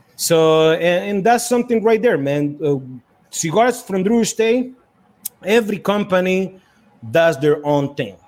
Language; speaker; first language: English; non-native, fluent; Spanish